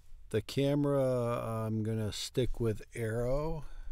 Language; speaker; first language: English; native; English